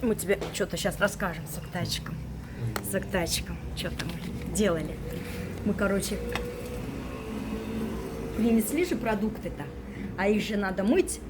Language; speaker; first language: Russian; native; Russian